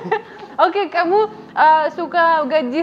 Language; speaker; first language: Indonesian; non-native, learner; Russian